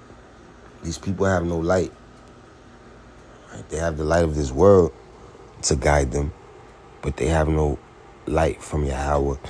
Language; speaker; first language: English; native; English